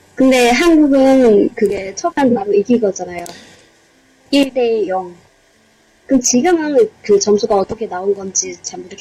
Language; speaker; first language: Korean; non-native, learner; Chinese